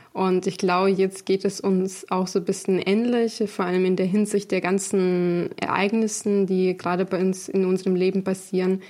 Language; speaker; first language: German; non-native, fluent; Ukrainian